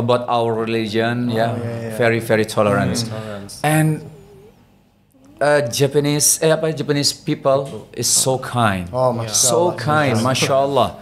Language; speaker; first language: English; non-native, learner; Indonesian